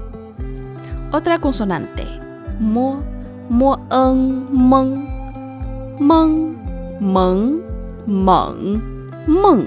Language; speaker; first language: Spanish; non-native, fluent; Chinese